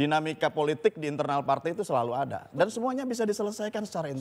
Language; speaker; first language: Indonesian; native; Indonesian